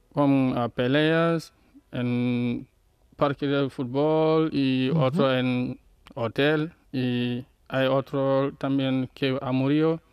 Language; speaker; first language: Spanish; non-native, learner; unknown